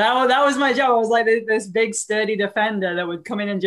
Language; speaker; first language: English; native; English